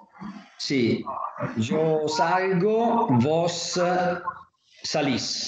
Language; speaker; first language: Spanish; non-native, learner; Italian